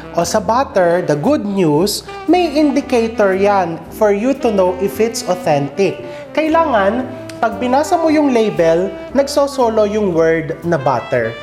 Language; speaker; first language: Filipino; native; Filipino